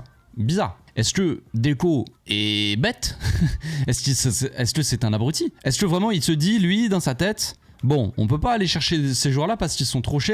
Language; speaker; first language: French; native; French